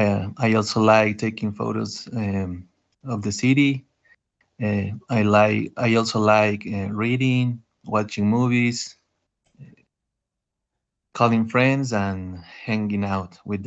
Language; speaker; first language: English; non-native, learner; Spanish